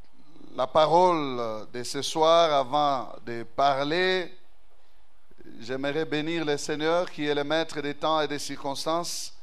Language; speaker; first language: French; non-native, local second language; Swahili